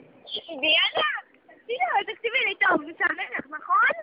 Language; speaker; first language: Hebrew; native; Hebrew